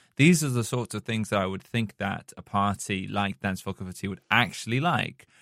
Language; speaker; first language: English; native; English